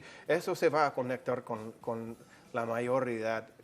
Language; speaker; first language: Spanish; non-native, fluent; English